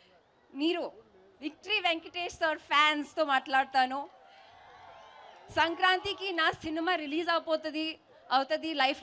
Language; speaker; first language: Telugu; non-native, learner; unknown